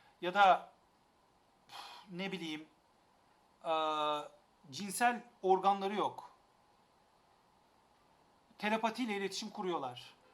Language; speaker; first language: Turkish; native; Turkish